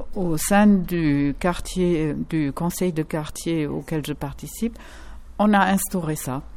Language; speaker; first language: French; non-native, fluent; German